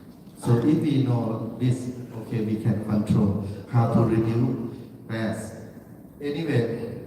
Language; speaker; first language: English; non-native, learner; Thai